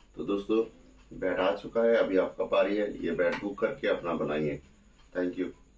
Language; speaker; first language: Hindi; non-native, local second language; Bangla